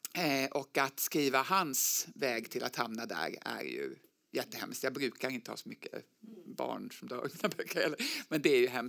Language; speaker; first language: Swedish; native; Swedish